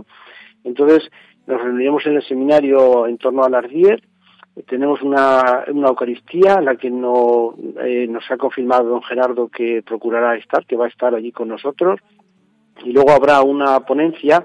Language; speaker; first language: Spanish; native; Spanish